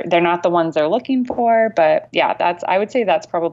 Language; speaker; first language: English; native; English